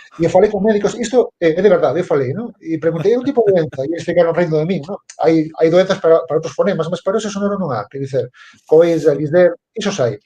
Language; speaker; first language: Galician; non-native, local second language; Spanish